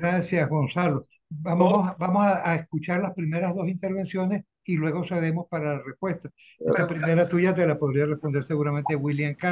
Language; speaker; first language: Spanish; native; Spanish